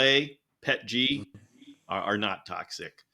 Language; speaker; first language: English; native; English